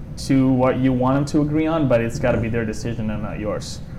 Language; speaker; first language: English; non-native, fluent; Italian